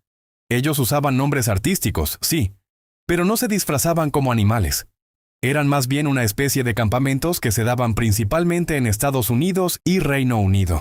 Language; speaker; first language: Spanish; native; Spanish